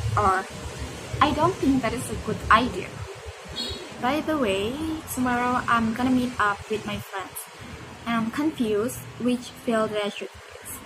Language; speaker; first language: English; non-native, fluent; Indonesian